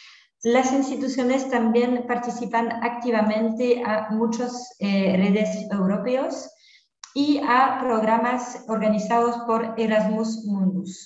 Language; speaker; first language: Spanish; non-native, fluent; French